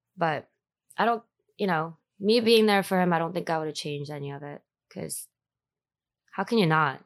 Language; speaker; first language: English; early bilingual, other home language; Korean